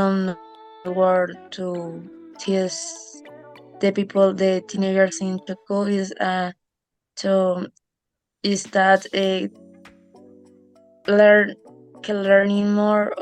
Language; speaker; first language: English; non-native, learner; Spanish